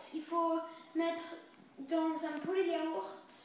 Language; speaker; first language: French; early bilingual, other home language; English